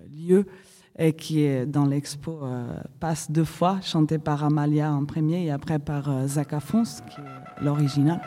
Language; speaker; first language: French; non-native, fluent; Portuguese